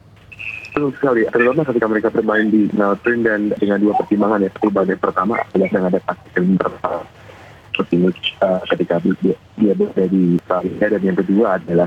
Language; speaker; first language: Indonesian; native; Indonesian